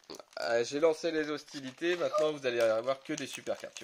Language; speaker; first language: French; native; French